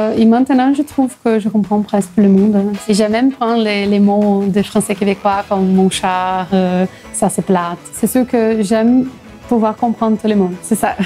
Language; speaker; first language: French; non-native, fluent; Portuguese